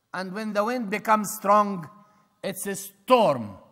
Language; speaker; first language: English; non-native, fluent; Arabic